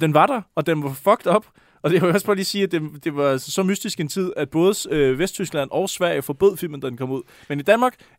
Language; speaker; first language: Danish; native; Danish